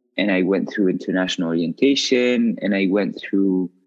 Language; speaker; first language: English; non-native, fluent; Arabic